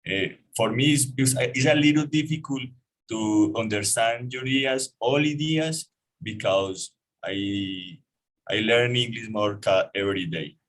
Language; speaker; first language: English; non-native, learner; Spanish